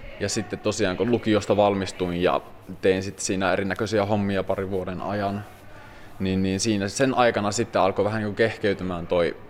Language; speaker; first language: Finnish; native; Finnish